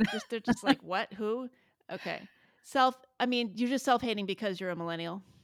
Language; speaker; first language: English; native; English